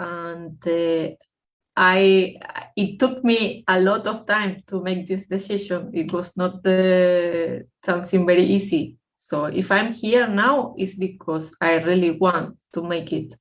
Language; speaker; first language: English; non-native, fluent; Spanish